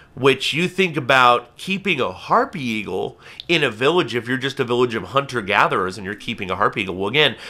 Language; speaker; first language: English; native; English